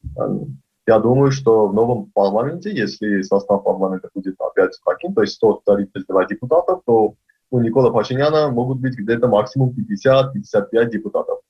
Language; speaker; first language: Russian; non-native, local second language; Armenian